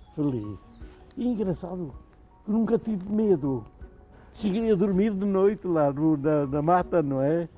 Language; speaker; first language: Portuguese; native; Portuguese